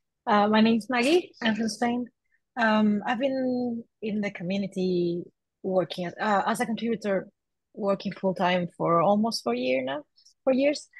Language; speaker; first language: English; non-native, fluent; Spanish